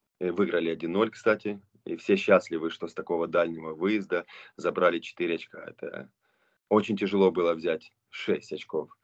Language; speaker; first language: Russian; non-native, local second language; Romanian